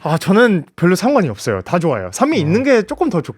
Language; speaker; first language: Korean; early bilingual, heritage; English